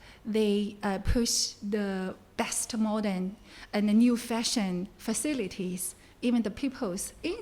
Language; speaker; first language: English; non-native, learner; Chinese